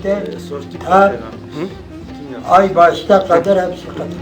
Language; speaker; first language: Turkish; non-native, local second language; Kurdish